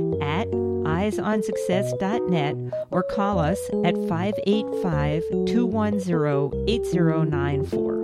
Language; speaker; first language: English; native; English